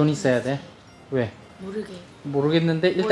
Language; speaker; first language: Korean; native; Korean